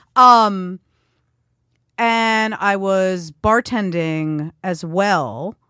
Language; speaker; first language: English; native; English